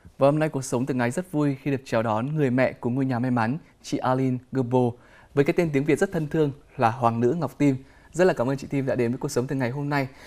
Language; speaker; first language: Vietnamese; native; Vietnamese